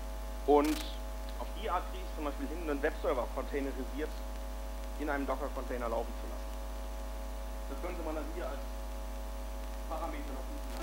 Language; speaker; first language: German; native; German